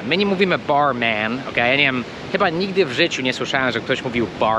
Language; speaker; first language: Polish; early bilingual, heritage; Polish